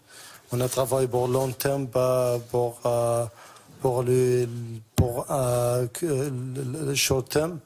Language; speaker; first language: French; non-native, learner; Arabic